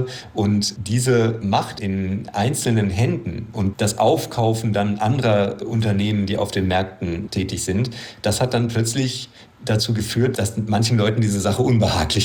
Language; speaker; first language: German; native; German